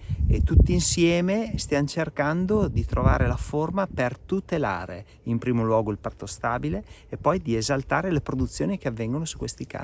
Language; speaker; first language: Italian; native; Italian